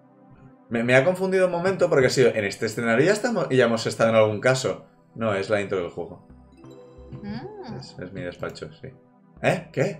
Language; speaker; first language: Spanish; native; Spanish